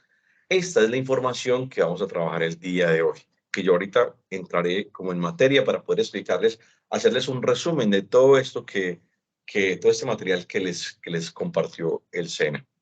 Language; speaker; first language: Spanish; native; Spanish